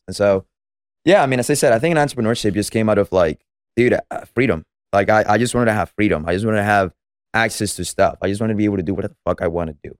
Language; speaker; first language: English; non-native, fluent; Spanish